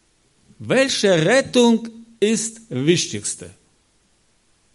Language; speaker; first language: German; non-native, learner; Russian